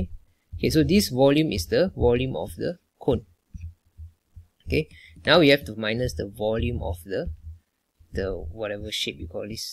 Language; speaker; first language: English; non-native, local second language; Malay